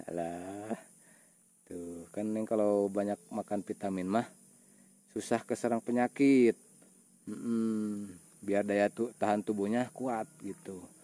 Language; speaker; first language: Indonesian; non-native, local second language; Sundanese